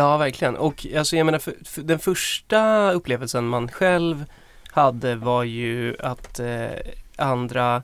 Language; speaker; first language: Swedish; native; Swedish